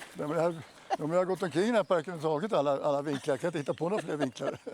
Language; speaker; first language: Swedish; native; Swedish